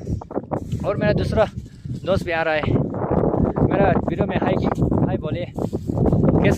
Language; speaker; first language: Hindi; non-native, fluent; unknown